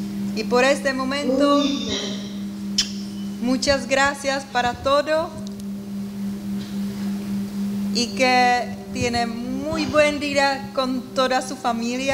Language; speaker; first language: Spanish; non-native, learner; Czech